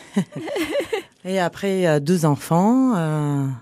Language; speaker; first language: French; non-native, fluent; Bulgarian